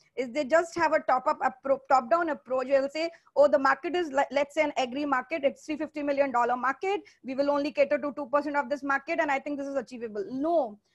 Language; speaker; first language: English; non-native, local second language; Hindi